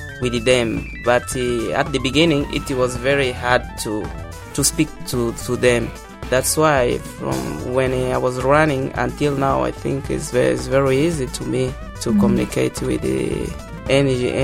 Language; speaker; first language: English; non-native, local second language; Portuguese